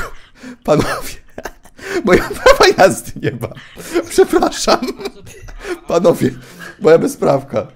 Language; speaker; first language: Polish; native; Polish